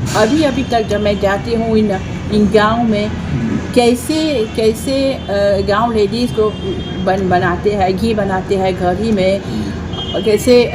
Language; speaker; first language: Hindi; non-native, fluent; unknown